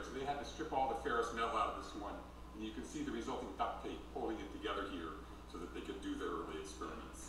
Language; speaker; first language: English; native; English